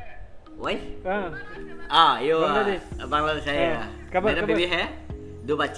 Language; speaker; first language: Hindi; non-native, learner; Bangla